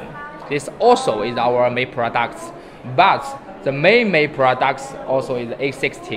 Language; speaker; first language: English; non-native, learner; Chinese